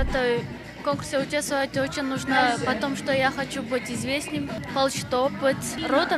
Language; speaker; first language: Russian; non-native, learner; Kyrgyz